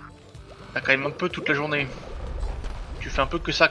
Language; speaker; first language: French; native; French